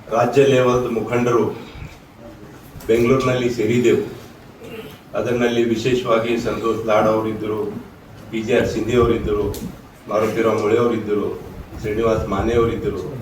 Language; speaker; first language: Kannada; non-native, local second language; Marathi